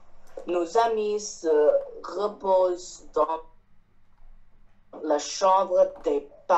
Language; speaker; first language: French; non-native, learner; Chinese